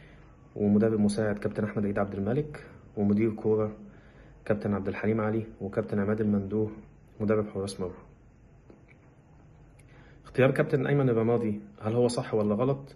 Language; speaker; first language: Arabic; native; Arabic